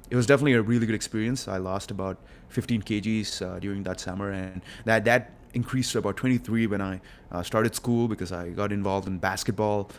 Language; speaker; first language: English; non-native, local second language; Telugu